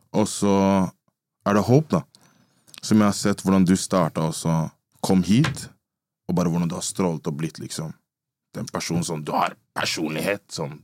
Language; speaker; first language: Norwegian; early bilingual, other home language; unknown